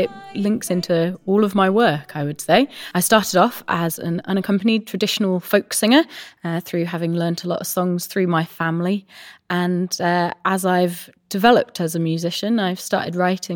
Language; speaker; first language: English; native; English